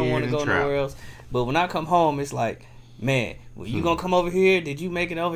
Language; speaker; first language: English; native; English